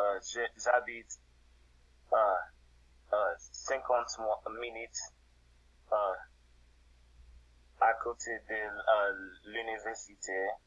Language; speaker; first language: French; non-native, learner; English